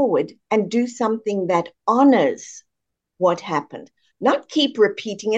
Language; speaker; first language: English; native; English